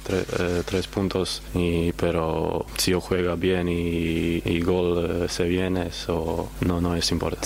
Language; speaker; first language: Spanish; non-native, learner; Croatian